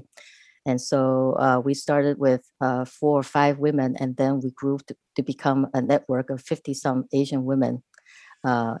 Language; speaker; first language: English; non-native, fluent; Chinese